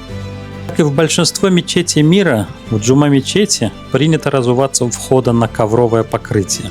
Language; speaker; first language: Russian; native; Russian